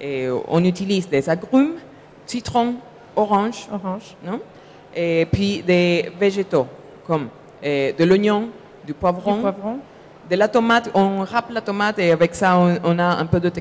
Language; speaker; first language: French; non-native, fluent; Spanish